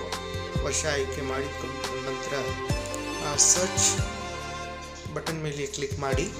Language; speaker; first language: Kannada; native; Kannada